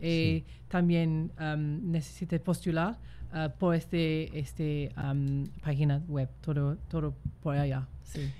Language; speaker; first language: Spanish; non-native, fluent; English